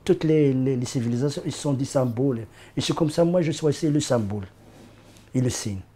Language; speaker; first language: French; non-native, learner; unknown